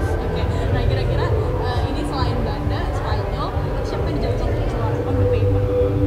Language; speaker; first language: Indonesian; native; Indonesian